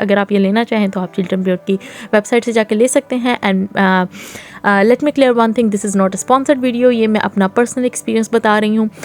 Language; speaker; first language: Urdu; native; Urdu